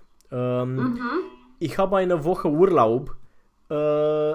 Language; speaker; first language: German; non-native, fluent; Romanian